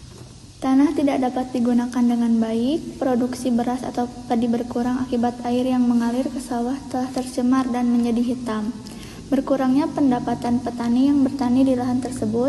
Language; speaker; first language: Indonesian; native; Indonesian